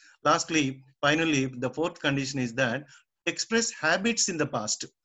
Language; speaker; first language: English; non-native, local second language; Telugu